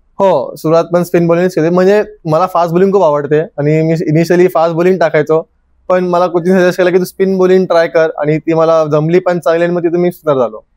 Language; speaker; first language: Marathi; native; Marathi